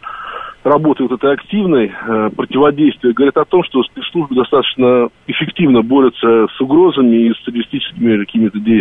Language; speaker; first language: Russian; native; Russian